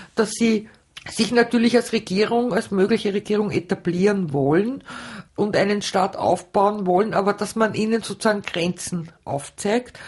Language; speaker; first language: German; native; German